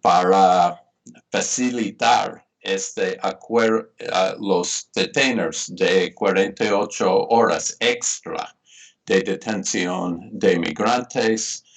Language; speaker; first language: Spanish; non-native, fluent; English